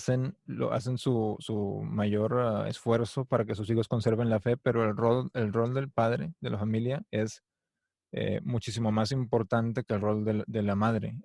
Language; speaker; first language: Spanish; native; Spanish